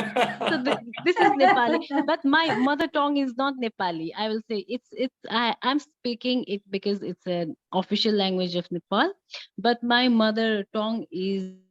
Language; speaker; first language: English; non-native, fluent; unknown